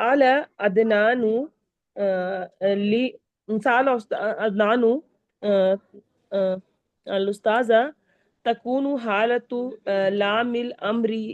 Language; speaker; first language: Arabic; non-native, learner; Urdu